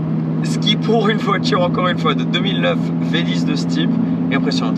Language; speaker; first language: French; native; French